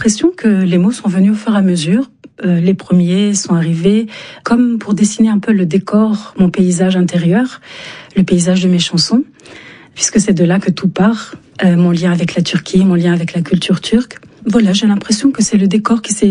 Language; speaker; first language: French; non-native, local second language; Turkish